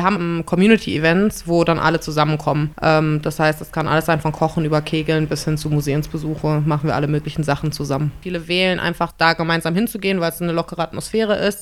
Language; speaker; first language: German; native; German